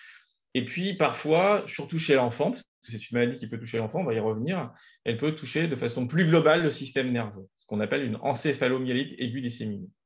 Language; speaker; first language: French; native; French